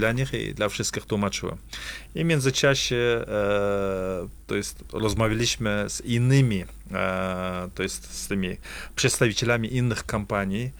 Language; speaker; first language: Polish; non-native, fluent; Kazakh